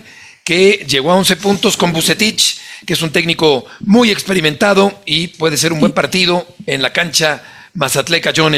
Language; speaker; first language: Spanish; native; Spanish